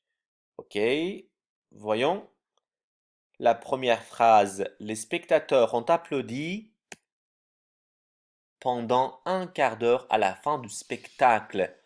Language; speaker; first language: French; non-native, fluent; Turkish